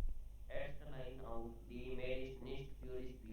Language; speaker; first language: German; non-native, learner; Hindi